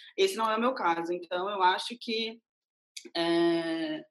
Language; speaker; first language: Portuguese; native; Portuguese